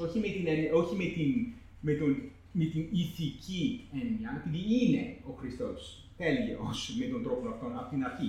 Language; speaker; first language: Greek; non-native, fluent; English